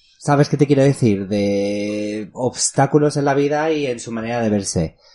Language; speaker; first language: Spanish; native; Spanish